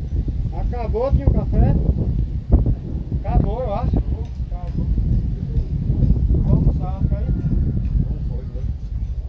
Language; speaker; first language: Portuguese; native; Portuguese